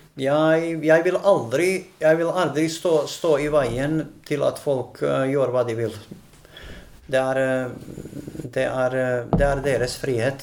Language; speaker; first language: Norwegian; non-native, fluent; Bosnian